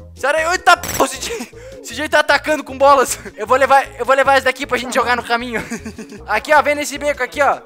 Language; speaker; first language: Portuguese; native; Portuguese